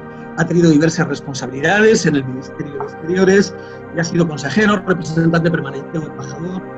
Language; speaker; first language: Spanish; native; Spanish